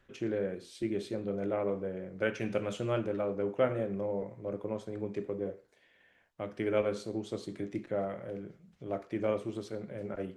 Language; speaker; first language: Spanish; non-native, fluent; Ukrainian